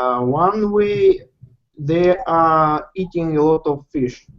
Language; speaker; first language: English; non-native, learner; Russian